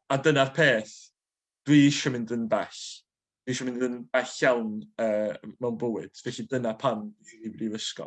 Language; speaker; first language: Welsh; native; Welsh